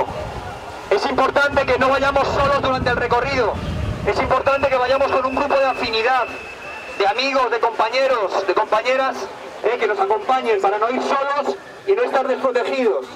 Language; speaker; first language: Spanish; native; Spanish